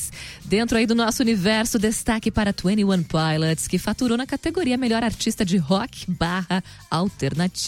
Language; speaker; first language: Portuguese; native; Portuguese